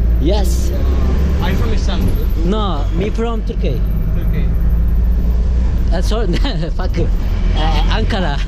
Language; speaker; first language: English; non-native, learner; Turkish